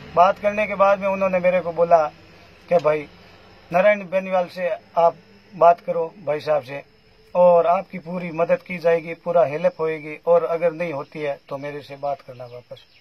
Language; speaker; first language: Hindi; native; Hindi